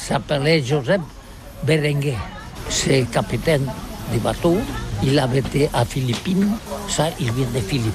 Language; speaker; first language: French; non-native, learner; Catalan